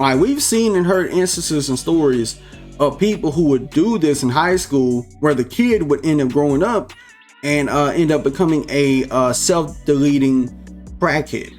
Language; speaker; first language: English; native; English